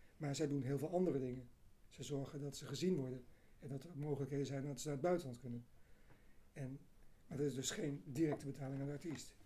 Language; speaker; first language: Dutch; native; Dutch